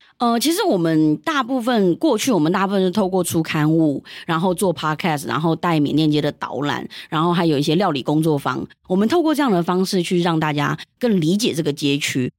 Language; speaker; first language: Chinese; early bilingual, heritage; Chinese